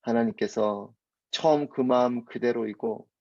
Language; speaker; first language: Korean; native; Korean